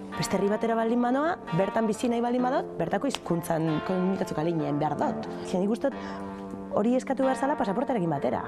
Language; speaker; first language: Basque; native; Basque